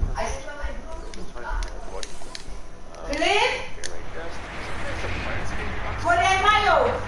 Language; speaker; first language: Dutch; non-native, learner; Portuguese